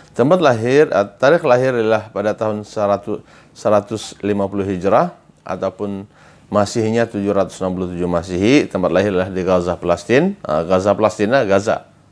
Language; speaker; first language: Malay; native; Malay